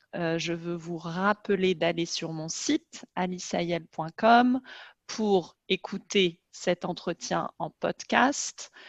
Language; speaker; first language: French; native; French